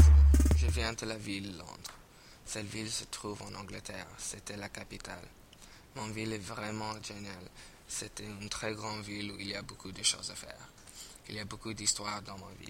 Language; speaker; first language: French; non-native, learner; English